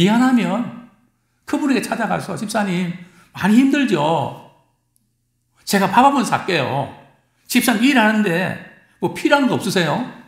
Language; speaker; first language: Korean; native; Korean